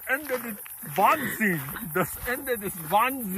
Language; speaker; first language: German; non-native, learner; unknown